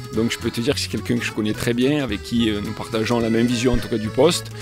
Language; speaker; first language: French; native; French